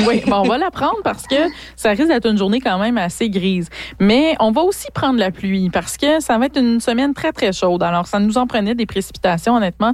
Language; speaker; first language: French; native; French